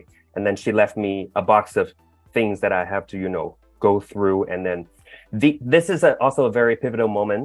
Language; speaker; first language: English; non-native, local second language; Cantonese